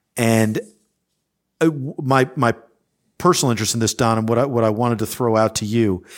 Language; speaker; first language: English; native; English